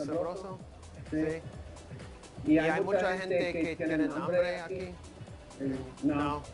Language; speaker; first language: Spanish; non-native, learner; English